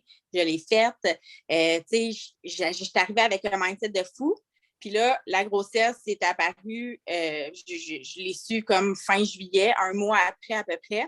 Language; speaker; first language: French; native; French